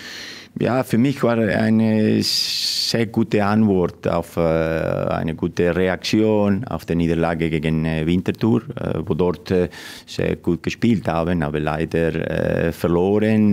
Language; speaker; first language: German; non-native, fluent; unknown